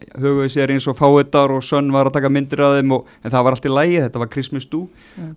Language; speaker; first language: Icelandic; native; Icelandic